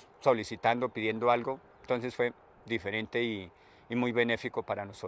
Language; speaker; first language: Spanish; native; Spanish